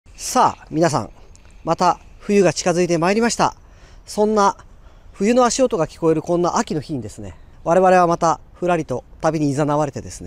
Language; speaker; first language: Japanese; native; Japanese